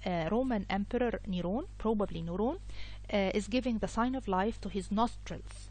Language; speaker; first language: English; non-native, fluent; Arabic